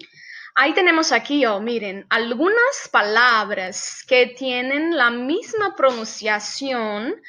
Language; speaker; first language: Spanish; non-native, fluent; Portuguese